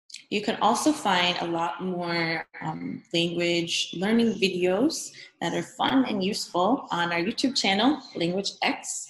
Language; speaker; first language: English; early bilingual, other home language; Korean